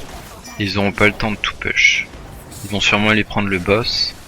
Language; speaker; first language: French; native; French